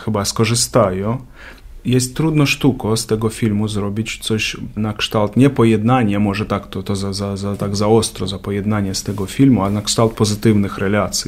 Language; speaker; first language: Polish; non-native, learner; Ukrainian